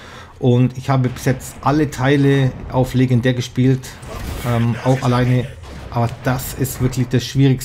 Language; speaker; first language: German; native; German